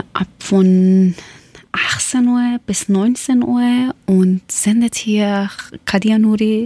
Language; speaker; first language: German; non-native, learner; Persian